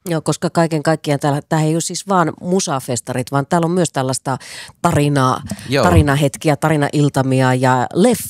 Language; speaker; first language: Finnish; native; Finnish